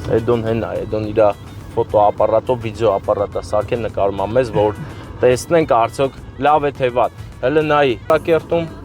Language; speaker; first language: Armenian; native; Armenian